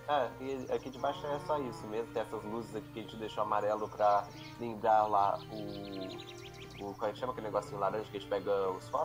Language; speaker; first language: Portuguese; native; Portuguese